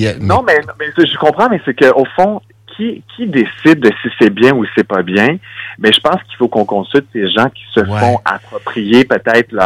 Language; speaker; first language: French; native; French